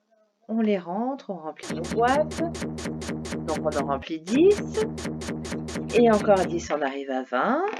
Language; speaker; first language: French; native; French